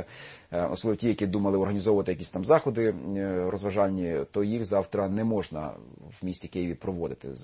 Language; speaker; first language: Ukrainian; native; Ukrainian